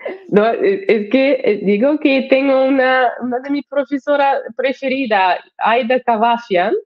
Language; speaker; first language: Spanish; non-native, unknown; Russian